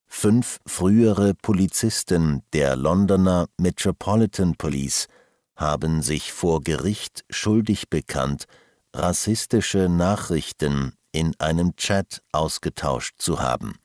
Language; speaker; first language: German; native; German